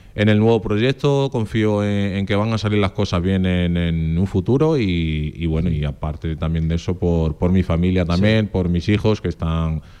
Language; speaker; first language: Spanish; early bilingual, other home language; Portuguese